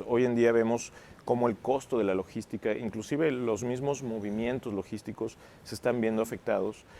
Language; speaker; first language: Spanish; native; Spanish